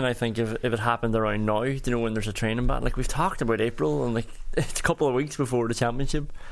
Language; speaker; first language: English; native; English